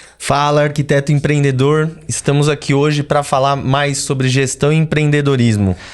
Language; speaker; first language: Portuguese; native; Portuguese